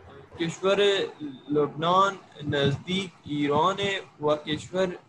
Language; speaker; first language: Persian; non-native, learner; Urdu